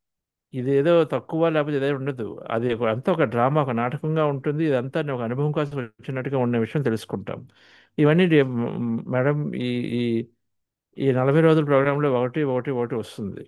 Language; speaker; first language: Telugu; native; Telugu